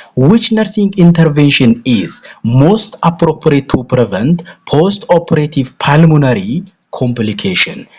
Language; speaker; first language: English; non-native, local second language; Amharic